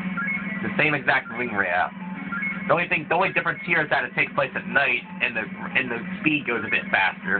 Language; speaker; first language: English; native; English